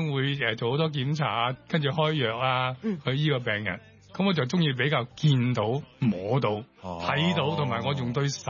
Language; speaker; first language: Cantonese; native; Cantonese